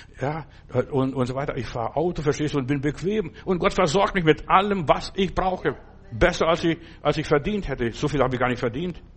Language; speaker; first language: German; non-native, fluent; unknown